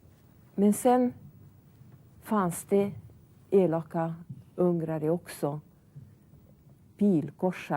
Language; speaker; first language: Swedish; non-native, fluent; Hungarian